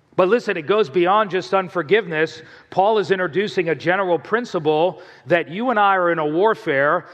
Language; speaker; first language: English; native; English